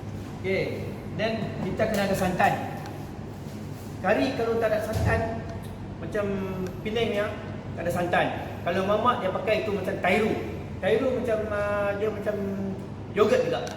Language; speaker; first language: Malay; native; Malay